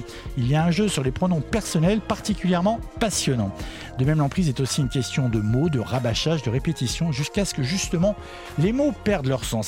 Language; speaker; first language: French; native; French